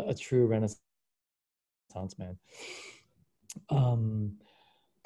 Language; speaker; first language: English; early bilingual, other home language; Japanese